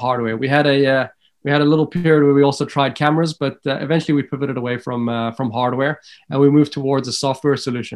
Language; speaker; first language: English; native; English